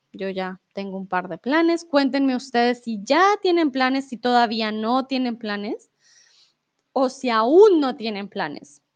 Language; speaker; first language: Spanish; native; Spanish